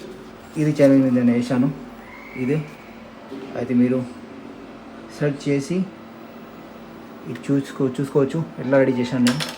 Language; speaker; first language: Telugu; non-native, learner; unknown